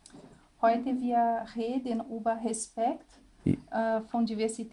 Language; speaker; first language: German; non-native, learner; Portuguese